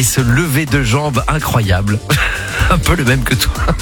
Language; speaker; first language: French; native; French